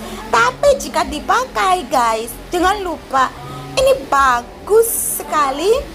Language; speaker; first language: Indonesian; non-native, learner; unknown